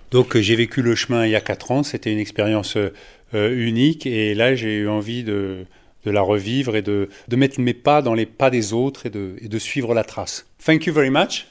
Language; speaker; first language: French; native; French